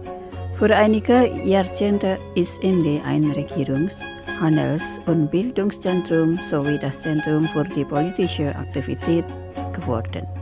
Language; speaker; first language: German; non-native, fluent; Indonesian